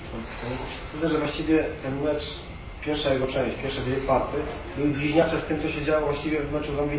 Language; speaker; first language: Polish; native; Polish